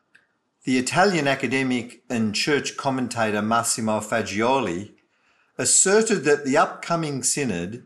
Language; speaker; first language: English; native; English